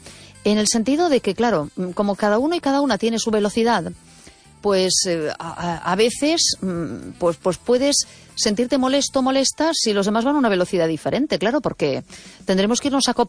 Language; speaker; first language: Spanish; native; Spanish